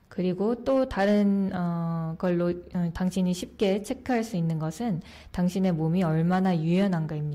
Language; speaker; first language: Korean; native; Korean